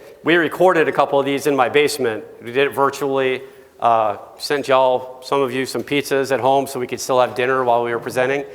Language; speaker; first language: English; native; English